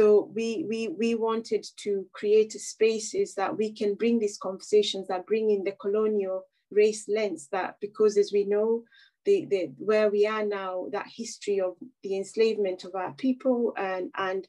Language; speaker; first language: English; non-native, local second language; Kikuyu